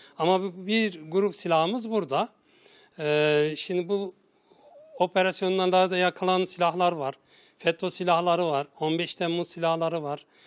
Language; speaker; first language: Turkish; native; Turkish